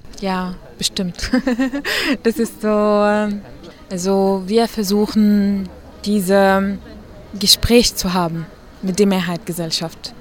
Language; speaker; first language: German; non-native, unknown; Arabic